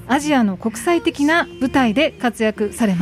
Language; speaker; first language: Japanese; native; Japanese